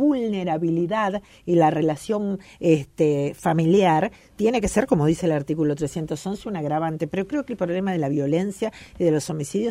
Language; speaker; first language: Spanish; native; Spanish